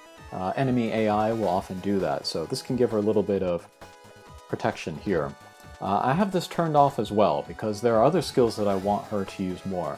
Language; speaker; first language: English; native; English